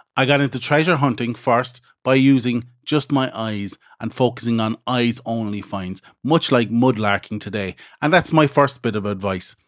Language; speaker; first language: English; native; English